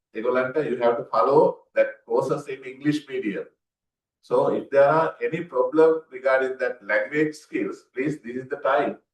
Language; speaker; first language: English; non-native, local second language; Sinhala